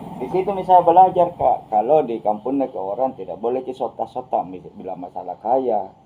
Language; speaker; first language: Indonesian; native; Indonesian